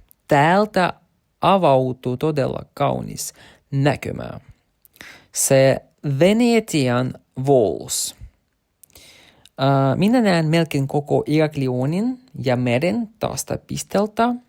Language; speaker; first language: Finnish; non-native, learner; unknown